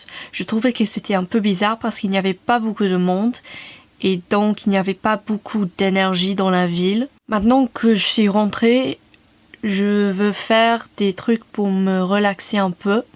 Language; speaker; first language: French; non-native, fluent; English